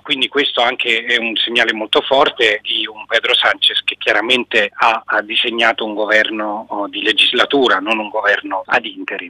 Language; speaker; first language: Italian; native; Italian